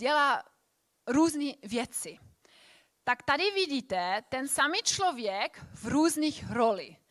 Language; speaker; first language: Czech; non-native, fluent; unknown